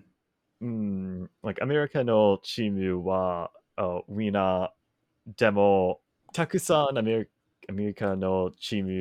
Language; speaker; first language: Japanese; non-native, learner; English